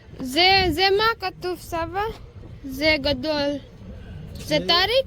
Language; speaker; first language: Hebrew; non-native, learner; Gujarati